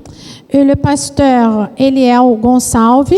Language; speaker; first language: French; non-native, fluent; Portuguese